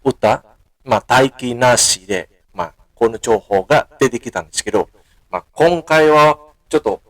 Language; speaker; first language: Japanese; non-native, fluent; Indonesian